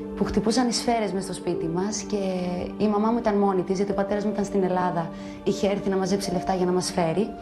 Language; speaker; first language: Greek; early bilingual, other home language; Albanian